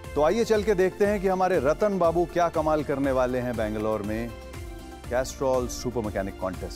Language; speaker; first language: Hindi; native; Hindi